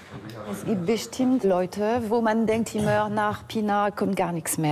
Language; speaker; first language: German; non-native, fluent; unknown